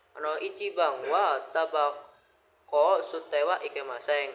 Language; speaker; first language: Japanese; non-native, learner; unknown